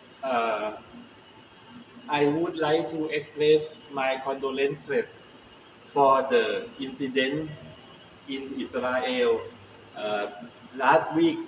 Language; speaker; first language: English; non-native, learner; Thai